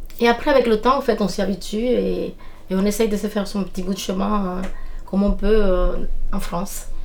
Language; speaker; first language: French; non-native, fluent; Spanish